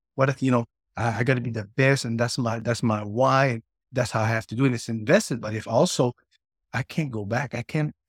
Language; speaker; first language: English; native; English